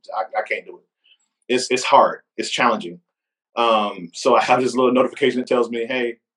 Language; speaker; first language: English; native; English